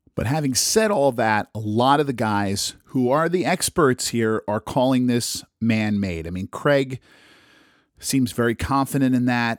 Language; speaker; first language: English; native; English